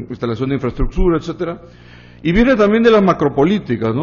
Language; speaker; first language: Spanish; native; Spanish